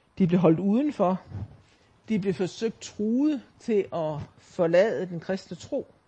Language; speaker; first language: Danish; native; Danish